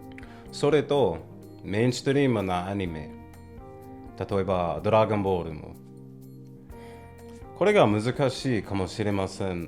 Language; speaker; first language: Japanese; non-native, learner; English